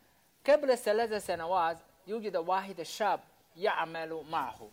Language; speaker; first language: Arabic; non-native, learner; Chinese